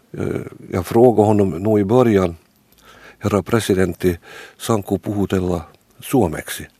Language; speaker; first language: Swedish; native; Swedish